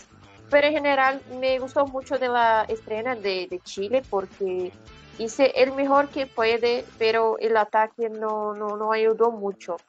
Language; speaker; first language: Spanish; non-native, fluent; Portuguese